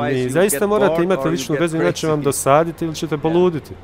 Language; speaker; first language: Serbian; early bilingual, heritage; Albanian